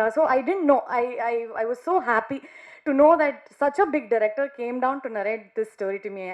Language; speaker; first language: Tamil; non-native, learner; Kannada